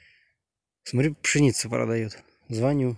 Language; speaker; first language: Russian; native; Russian